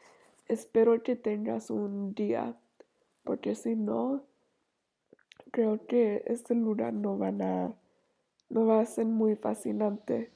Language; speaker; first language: Spanish; non-native, learner; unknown